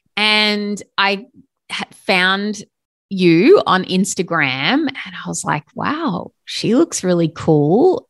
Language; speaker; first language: English; native; English